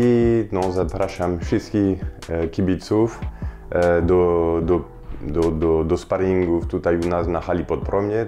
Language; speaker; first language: Polish; non-native, fluent; French